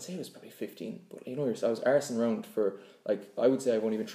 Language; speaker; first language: English; native; English